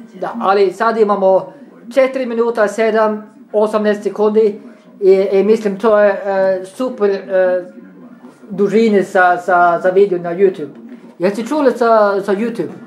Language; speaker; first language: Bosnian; non-native, learner; Norwegian